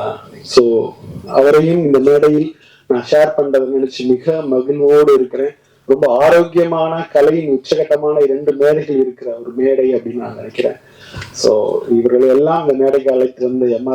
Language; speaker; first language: Tamil; native; Tamil